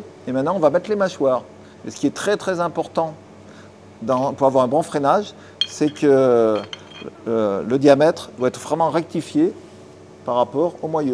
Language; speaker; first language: French; native; French